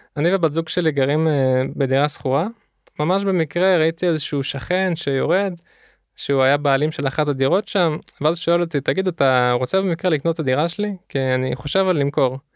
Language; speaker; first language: Hebrew; early bilingual, other home language; Russian